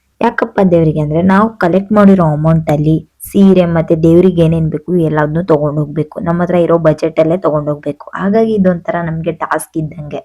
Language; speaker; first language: Kannada; non-native, local second language; Lambadi